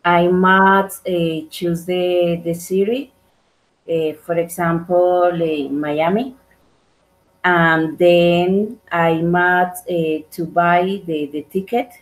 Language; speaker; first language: English; non-native, learner; Spanish